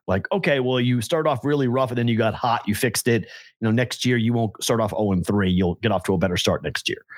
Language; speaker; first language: English; native; English